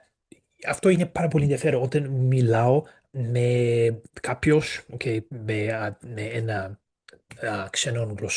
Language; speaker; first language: Greek; non-native, fluent; Portuguese